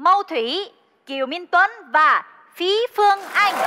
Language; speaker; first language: Vietnamese; native; Vietnamese